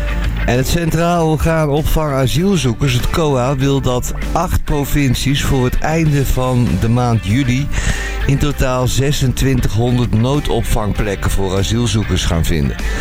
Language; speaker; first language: Dutch; native; Dutch